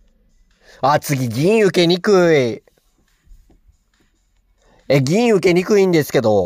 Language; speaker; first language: Japanese; native; Japanese